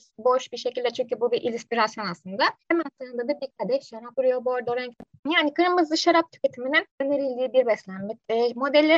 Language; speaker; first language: Turkish; native; Turkish